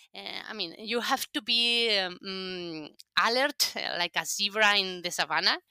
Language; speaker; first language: English; non-native, fluent; Spanish